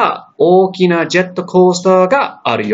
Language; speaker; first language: Japanese; non-native, fluent; English